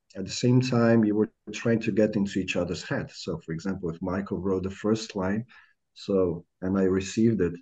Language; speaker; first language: English; non-native, fluent; Croatian